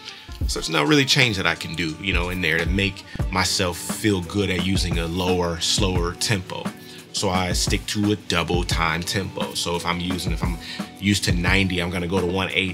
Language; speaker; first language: English; native; English